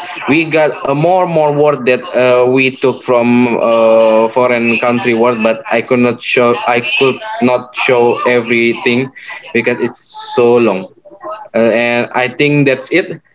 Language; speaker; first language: English; non-native, learner; Indonesian